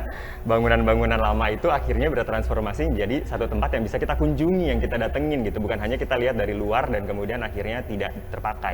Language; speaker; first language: Indonesian; native; Indonesian